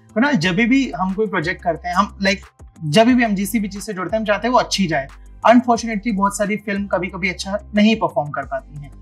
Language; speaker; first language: Hindi; native; Hindi